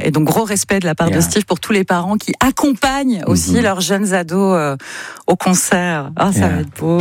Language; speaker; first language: French; native; French